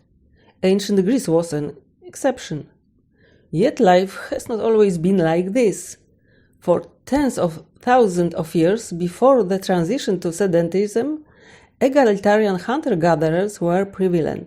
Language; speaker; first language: English; non-native, fluent; Polish